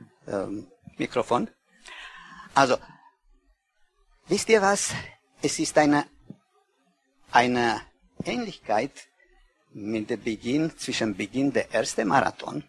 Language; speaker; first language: German; non-native, learner; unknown